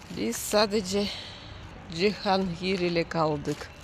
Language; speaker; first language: Turkish; non-native, learner; Russian